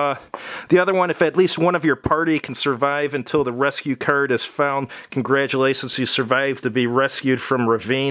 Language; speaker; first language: English; native; English